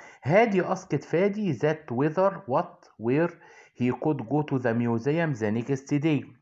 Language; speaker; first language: English; non-native, fluent; Arabic